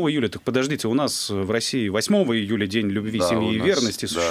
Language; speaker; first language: Russian; native; Russian